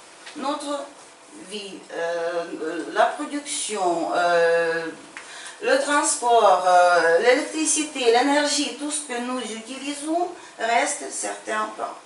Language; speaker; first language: French; non-native, fluent; Ukrainian